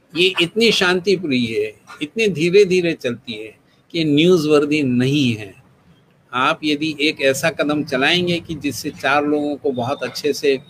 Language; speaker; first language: Hindi; non-native, local second language; Gujarati